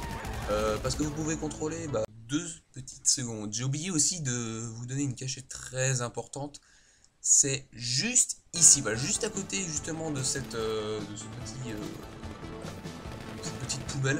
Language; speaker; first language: French; native; French